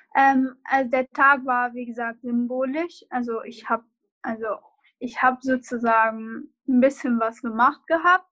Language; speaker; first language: German; non-native, fluent; Arabic